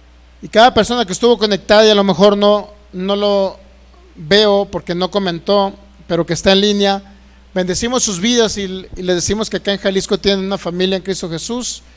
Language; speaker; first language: Spanish; native; Spanish